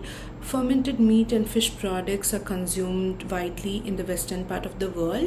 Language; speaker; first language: English; non-native, local second language; Tamil